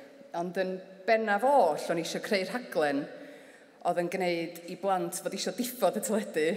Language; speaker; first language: Welsh; native; Welsh